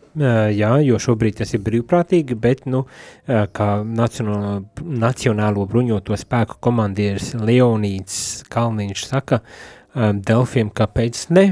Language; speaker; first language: Latvian; native; Latvian